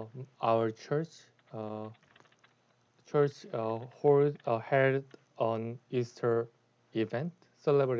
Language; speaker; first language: English; non-native, learner; Korean